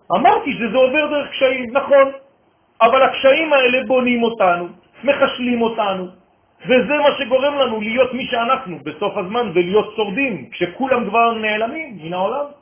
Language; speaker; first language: Hebrew; non-native, fluent; French